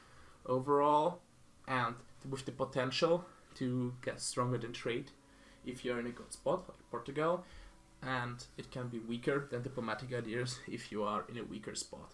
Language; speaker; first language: English; non-native, fluent; German